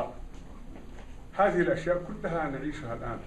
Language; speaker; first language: Arabic; native; Arabic